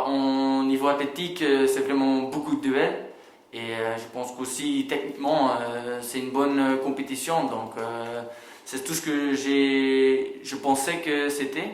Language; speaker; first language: French; non-native, local second language; Dutch